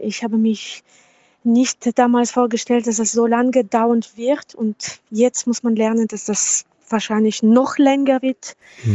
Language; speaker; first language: German; non-native, fluent; Ukrainian